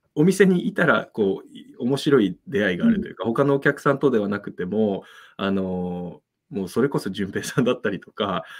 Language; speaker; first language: Japanese; native; Japanese